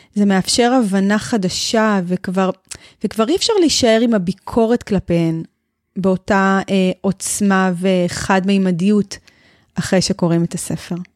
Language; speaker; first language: Hebrew; native; Hebrew